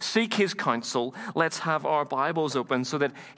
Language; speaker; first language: English; native; English